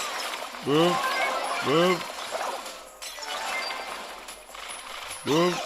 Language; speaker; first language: French; native; French